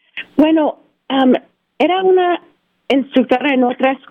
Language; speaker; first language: Spanish; early bilingual, heritage; Spanish